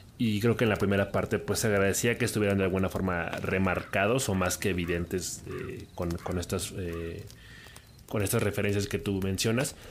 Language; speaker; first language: Spanish; native; Spanish